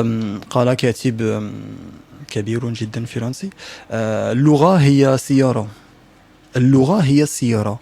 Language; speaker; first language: Arabic; non-native, learner; French